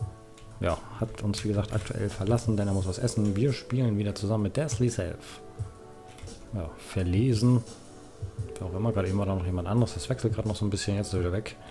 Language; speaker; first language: German; native; German